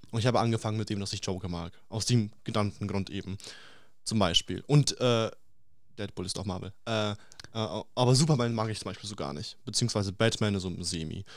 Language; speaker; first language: German; early bilingual, other home language; Russian